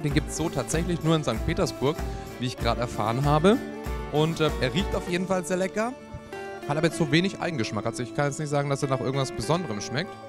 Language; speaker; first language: German; native; German